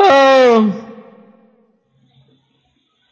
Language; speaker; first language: English; native; English